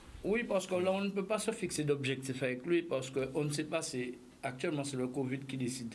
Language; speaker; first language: French; native; French